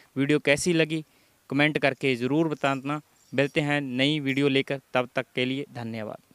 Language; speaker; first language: Hindi; non-native, local second language; Punjabi